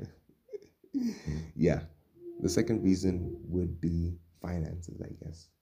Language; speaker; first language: English; non-native, local second language; Swahili